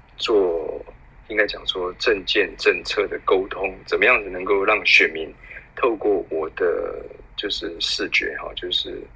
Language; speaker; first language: Chinese; native; Chinese